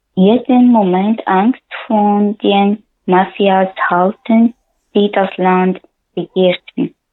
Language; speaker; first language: German; non-native, learner; Arabic